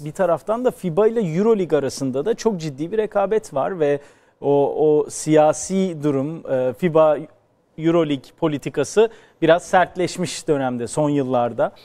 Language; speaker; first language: Turkish; native; Turkish